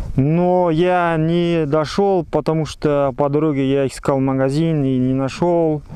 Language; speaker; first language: Russian; non-native, local second language; Kazakh